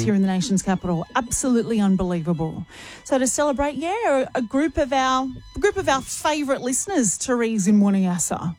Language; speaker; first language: English; native; English